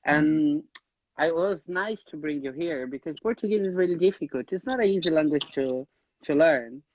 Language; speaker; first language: English; non-native, fluent; Portuguese